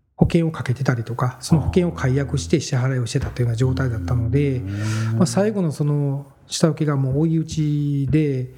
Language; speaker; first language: Japanese; native; Japanese